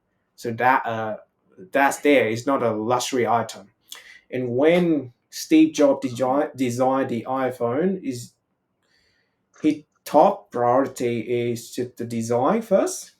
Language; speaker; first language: English; non-native, fluent; Vietnamese